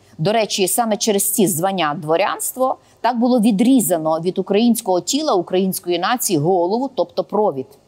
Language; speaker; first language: Ukrainian; native; Ukrainian